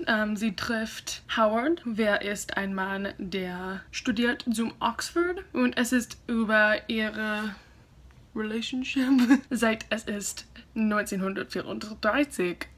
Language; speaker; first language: German; non-native, learner; English